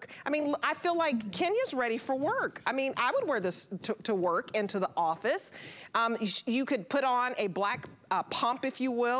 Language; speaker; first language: English; native; English